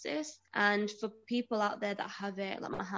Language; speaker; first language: English; native; English